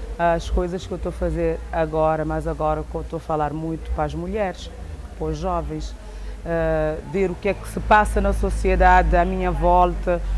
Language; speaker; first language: Portuguese; non-native, local second language; Upper Guinea Crioulo